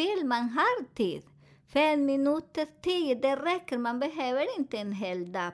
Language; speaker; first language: Swedish; non-native, fluent; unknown